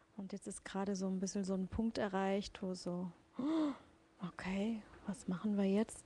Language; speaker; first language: German; native; German